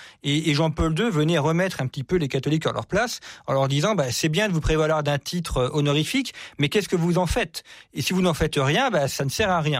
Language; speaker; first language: French; native; French